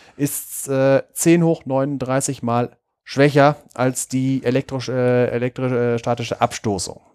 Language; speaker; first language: German; native; German